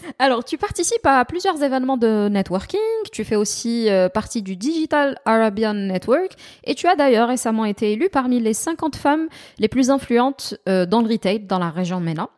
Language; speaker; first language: French; non-native, local second language; Arabic